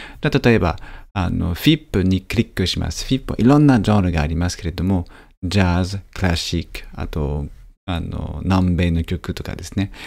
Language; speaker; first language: Japanese; non-native, fluent; French